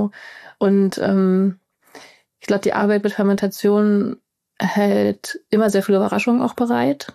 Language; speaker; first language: German; native; German